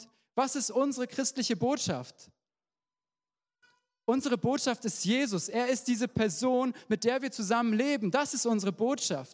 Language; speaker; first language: German; native; German